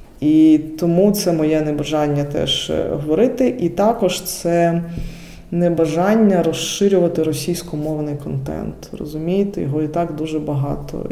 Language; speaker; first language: Ukrainian; non-native, local second language; Russian